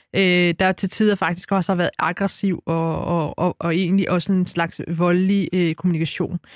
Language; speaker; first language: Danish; early bilingual, other home language; Arabic